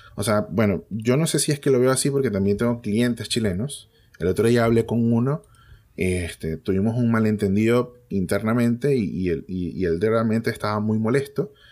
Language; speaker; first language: Spanish; native; Spanish